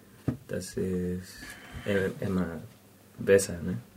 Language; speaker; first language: German; non-native, learner; Spanish